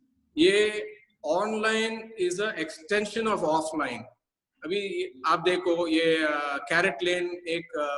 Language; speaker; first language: Hindi; non-native, local second language; Tamil